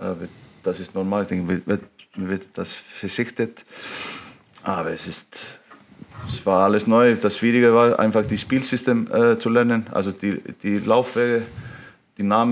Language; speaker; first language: German; non-native, fluent; Icelandic